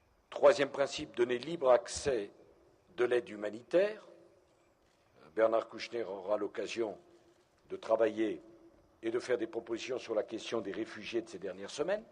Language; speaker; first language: French; native; French